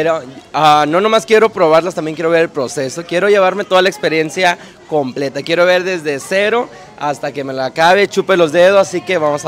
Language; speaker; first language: Spanish; native; Spanish